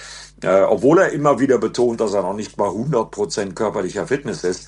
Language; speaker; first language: German; native; German